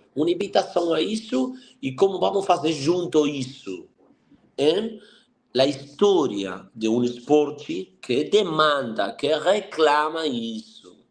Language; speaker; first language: Portuguese; non-native, fluent; Spanish